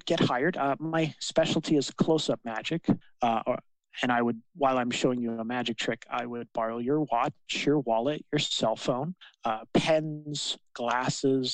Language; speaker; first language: English; native; English